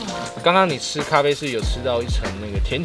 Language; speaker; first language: Chinese; native; Chinese